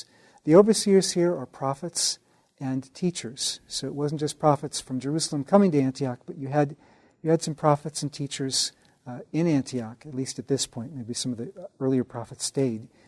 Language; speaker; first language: English; native; English